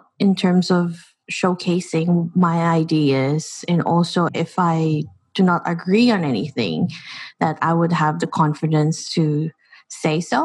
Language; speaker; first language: English; non-native, local second language; Filipino